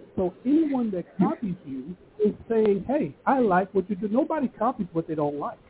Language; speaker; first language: English; early bilingual, other home language; Yoruba